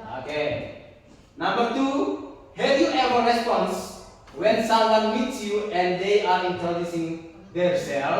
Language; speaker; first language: English; non-native, learner; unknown